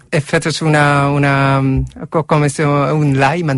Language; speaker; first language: Catalan; non-native, learner; Korean